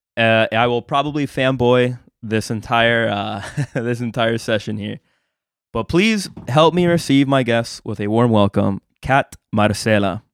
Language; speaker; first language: English; early bilingual, other home language; Spanish